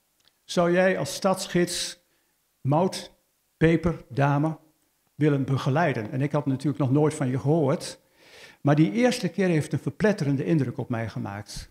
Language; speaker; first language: Dutch; native; Dutch